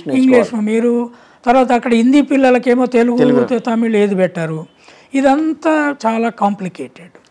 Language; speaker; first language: Telugu; native; Telugu